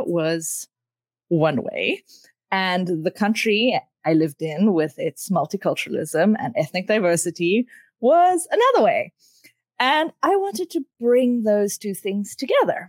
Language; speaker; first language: English; native; English